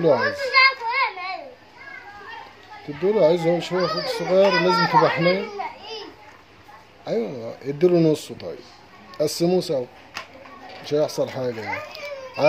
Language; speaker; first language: Arabic; native; Arabic